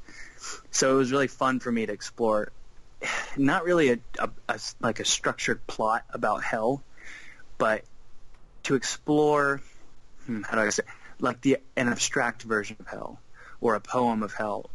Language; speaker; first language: English; native; English